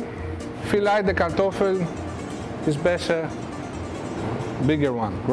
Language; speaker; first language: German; non-native, learner; Greek